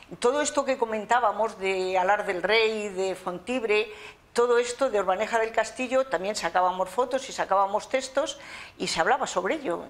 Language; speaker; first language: Spanish; native; Spanish